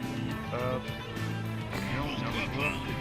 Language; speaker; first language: French; native; French